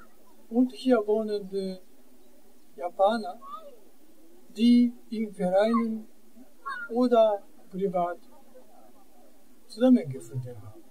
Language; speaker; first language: German; non-native, fluent; Japanese